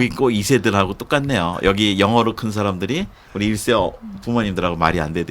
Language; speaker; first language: Korean; native; Korean